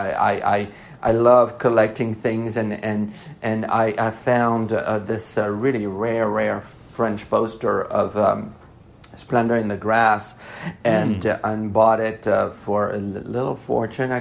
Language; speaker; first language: English; non-native, fluent; French